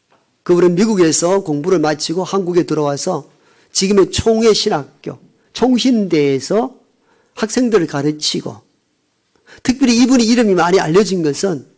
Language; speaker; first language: Korean; native; Korean